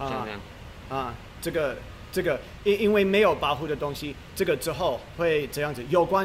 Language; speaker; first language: Chinese; non-native, learner; English